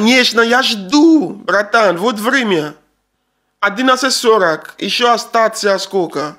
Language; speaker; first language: Russian; non-native, learner; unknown